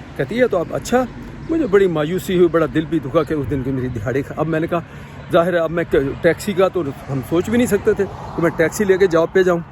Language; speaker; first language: Urdu; native; Urdu